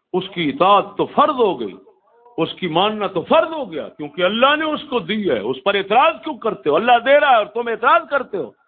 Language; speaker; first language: Urdu; non-native, local second language; Punjabi